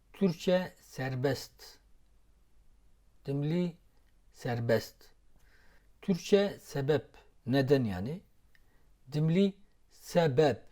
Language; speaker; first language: Turkish; non-native, local second language; Zaza